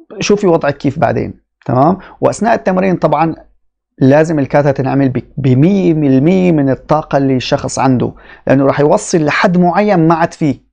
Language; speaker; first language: Arabic; native; Arabic